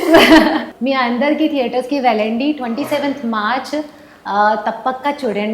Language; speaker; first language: Telugu; non-native, learner; Hindi